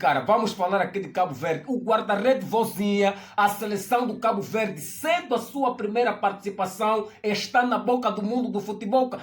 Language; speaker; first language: Portuguese; native; Portuguese